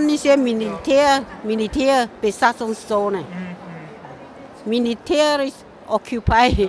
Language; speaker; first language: German; non-native, fluent; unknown